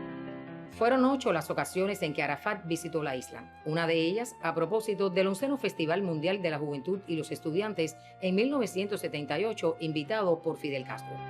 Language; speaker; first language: Spanish; native; Spanish